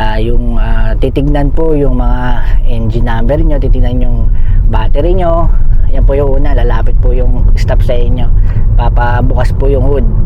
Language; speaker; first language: Filipino; native; Filipino